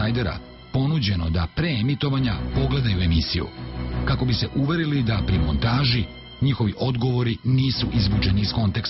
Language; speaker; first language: Serbian; native; Serbian